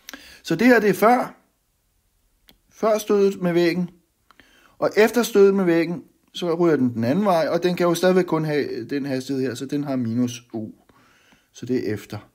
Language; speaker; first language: Danish; native; Danish